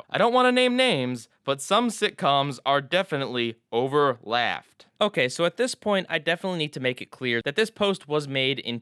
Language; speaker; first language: English; native; English